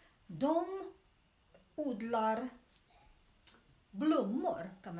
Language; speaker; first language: Swedish; non-native, learner; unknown